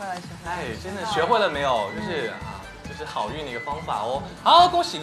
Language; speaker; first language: Chinese; native; Chinese